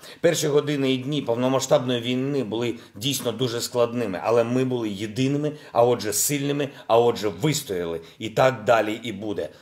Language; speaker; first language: Ukrainian; non-native, local second language; Russian